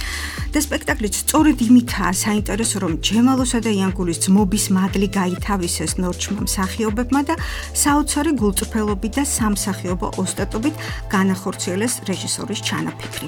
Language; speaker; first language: Georgian; native; Georgian